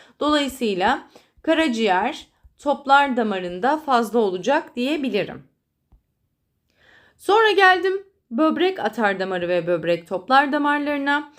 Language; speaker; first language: Turkish; native; Turkish